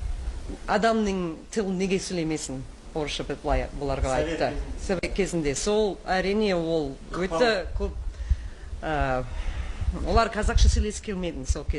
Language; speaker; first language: Kazakh; non-native, fluent; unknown